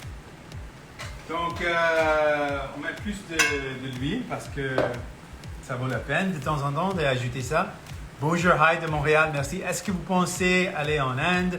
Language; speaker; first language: French; non-native, local second language; Punjabi